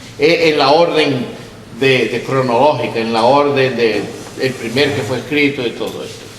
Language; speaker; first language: Spanish; non-native, learner; English